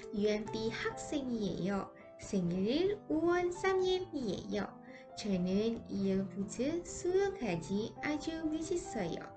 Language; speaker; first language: Korean; non-native, learner; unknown